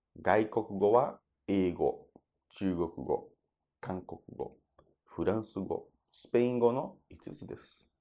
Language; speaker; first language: Japanese; non-native, fluent; Portuguese